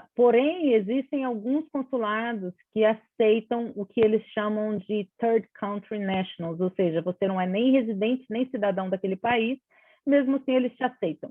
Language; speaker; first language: Portuguese; native; Portuguese